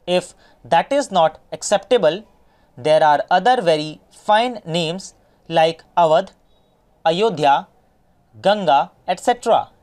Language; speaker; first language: English; non-native, local second language; Hindi